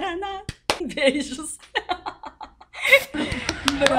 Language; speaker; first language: Portuguese; non-native, learner; Russian